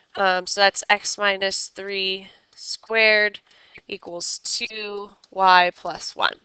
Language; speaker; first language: English; native; English